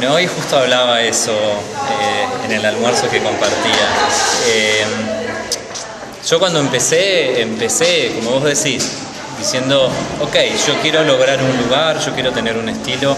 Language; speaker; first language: Spanish; native; Spanish